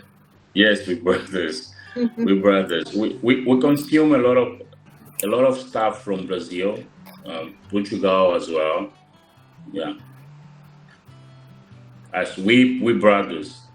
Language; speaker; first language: English; non-native, learner; Portuguese